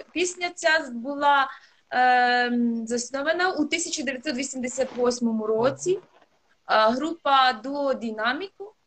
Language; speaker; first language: Ukrainian; non-native, local second language; Russian